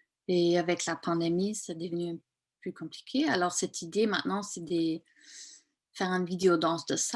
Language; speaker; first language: French; non-native, fluent; German